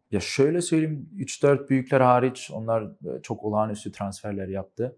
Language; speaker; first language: Turkish; early bilingual, heritage; Turkish